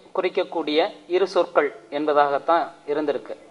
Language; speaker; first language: Tamil; native; Tamil